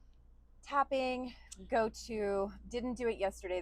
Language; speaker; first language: English; native; English